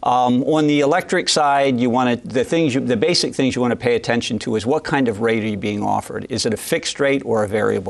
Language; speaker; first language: English; native; English